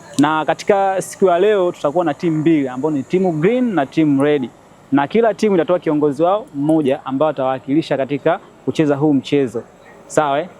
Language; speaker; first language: Swahili; native; Swahili